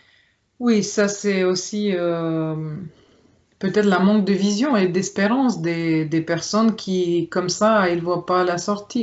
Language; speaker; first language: French; non-native, fluent; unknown